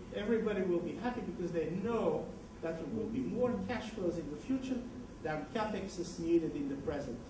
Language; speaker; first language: English; non-native, fluent; Dutch